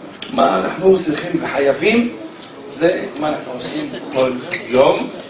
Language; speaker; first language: Hebrew; non-native, fluent; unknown